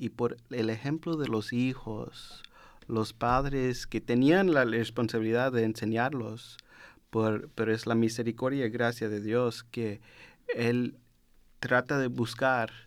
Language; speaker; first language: Spanish; non-native, learner; English